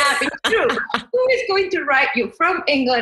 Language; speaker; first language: English; non-native, fluent; Spanish